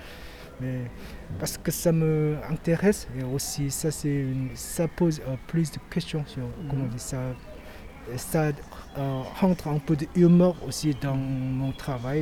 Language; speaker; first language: French; non-native, learner; Korean